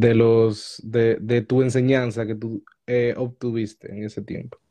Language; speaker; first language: Spanish; native; Spanish